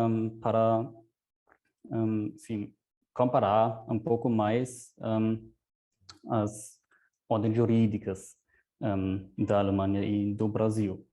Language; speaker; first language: Portuguese; non-native, fluent; German